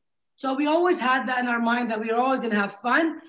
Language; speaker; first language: English; non-native, fluent; Arabic